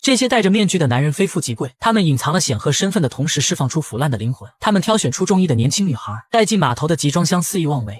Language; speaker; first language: Chinese; native; Chinese